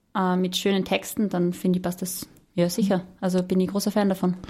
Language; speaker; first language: German; native; German